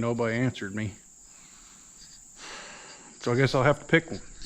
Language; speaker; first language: English; native; English